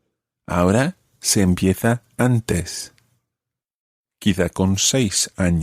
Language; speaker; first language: Spanish; non-native, fluent; English